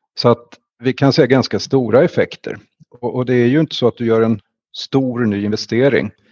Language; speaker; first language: Swedish; native; Swedish